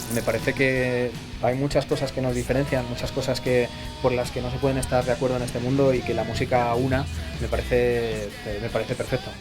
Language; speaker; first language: Spanish; native; Spanish